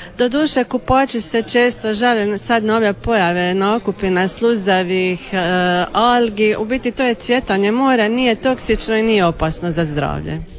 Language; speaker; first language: Croatian; native; Croatian